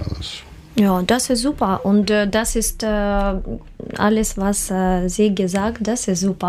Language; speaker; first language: German; non-native, learner; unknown